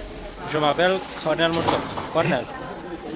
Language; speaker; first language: French; non-native, learner; Romanian